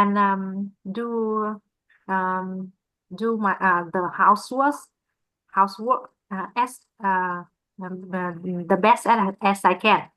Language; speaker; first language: English; non-native, learner; Vietnamese